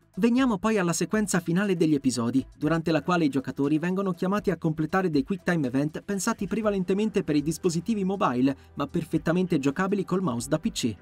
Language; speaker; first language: Italian; native; Italian